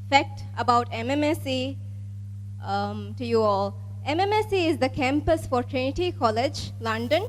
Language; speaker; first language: English; non-native, local second language; Divehi